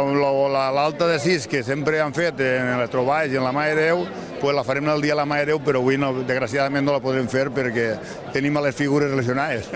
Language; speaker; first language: Catalan; native; Catalan